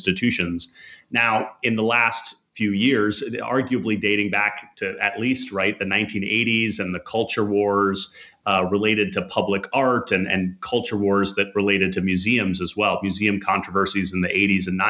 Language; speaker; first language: English; native; English